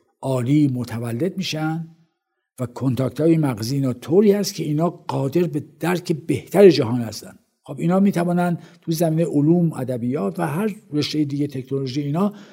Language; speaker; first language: Persian; native; Persian